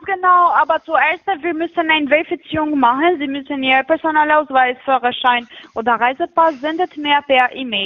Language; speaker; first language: German; non-native, fluent; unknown